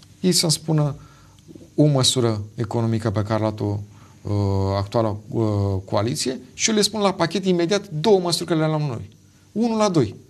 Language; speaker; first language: Romanian; native; Romanian